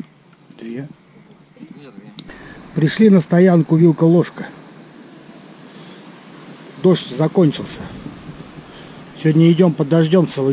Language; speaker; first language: Russian; native; Russian